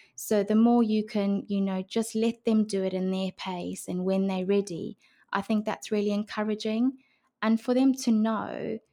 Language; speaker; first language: English; native; English